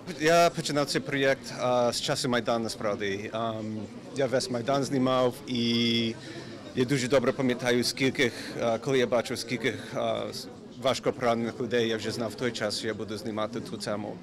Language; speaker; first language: Ukrainian; early bilingual, heritage; Ukrainian